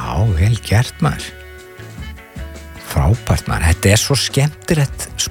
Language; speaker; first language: Icelandic; native; Icelandic